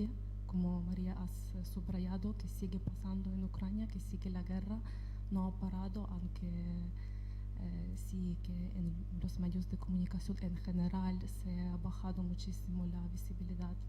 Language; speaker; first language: Spanish; non-native, fluent; Ukrainian